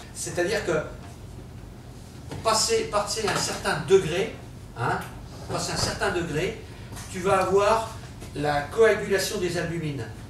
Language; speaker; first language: French; native; French